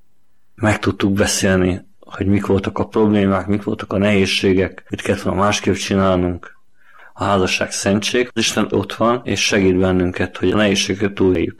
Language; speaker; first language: Hungarian; native; Hungarian